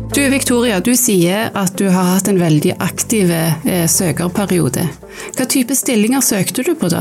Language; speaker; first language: Norwegian; native; Norwegian